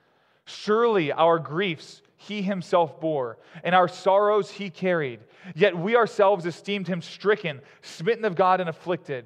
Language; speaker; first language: English; native; English